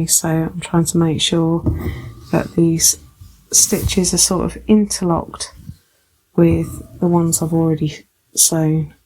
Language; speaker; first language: English; native; English